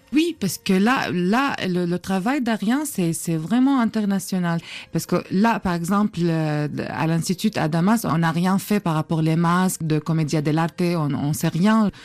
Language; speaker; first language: French; non-native, fluent; Arabic